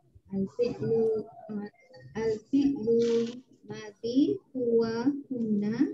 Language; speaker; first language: Arabic; non-native, learner; Malay